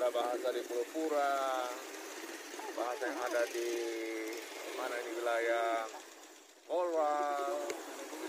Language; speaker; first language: Indonesian; non-native, local second language; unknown